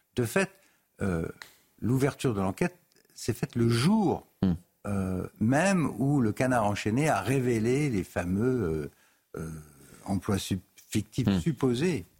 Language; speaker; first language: French; native; French